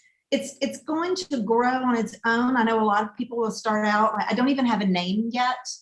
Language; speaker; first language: English; native; English